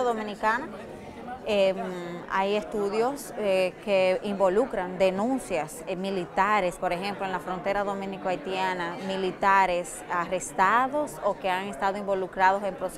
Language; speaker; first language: Spanish; native; Spanish